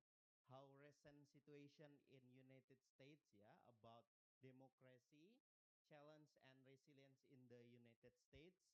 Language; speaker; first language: English; non-native, local second language; Indonesian